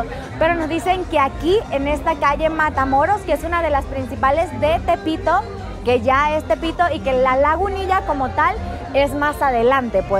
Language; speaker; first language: Spanish; native; Spanish